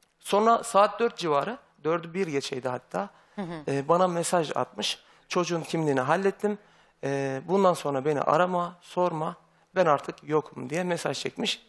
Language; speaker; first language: Turkish; native; Turkish